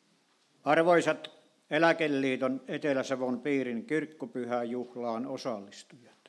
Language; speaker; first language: Finnish; native; Finnish